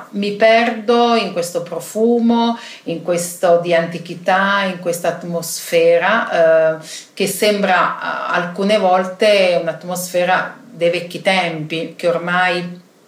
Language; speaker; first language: Italian; native; Italian